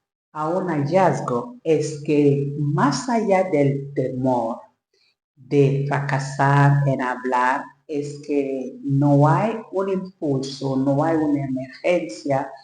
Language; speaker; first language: Spanish; non-native, learner; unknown